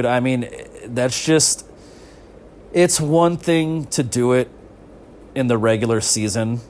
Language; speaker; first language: English; native; English